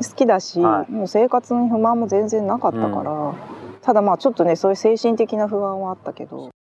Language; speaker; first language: Japanese; native; Japanese